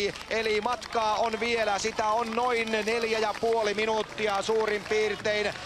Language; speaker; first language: Finnish; native; Finnish